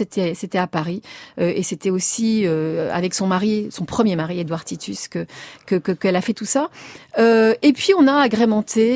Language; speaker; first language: French; native; French